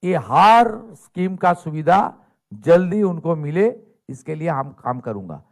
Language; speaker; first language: Hindi; non-native, local second language; Bangla